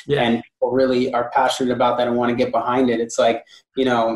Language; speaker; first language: English; native; English